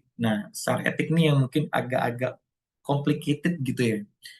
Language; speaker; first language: Indonesian; native; Indonesian